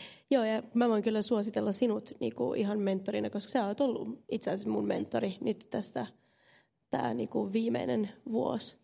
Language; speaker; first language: Finnish; non-native, local second language; Swedish